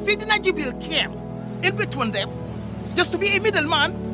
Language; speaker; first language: English; non-native, learner; Wolof